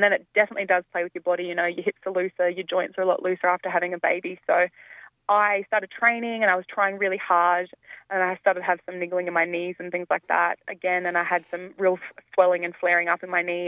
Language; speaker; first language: English; native; English